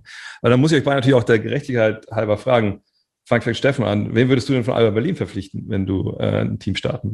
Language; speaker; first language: German; native; German